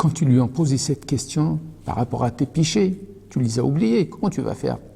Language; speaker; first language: French; non-native, local second language; Arabic